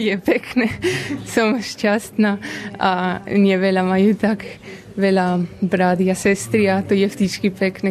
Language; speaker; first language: Slovak; early bilingual, heritage; Slovak